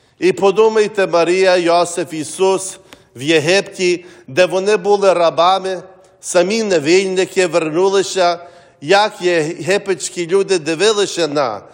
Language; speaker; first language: Ukrainian; early bilingual, heritage; Ukrainian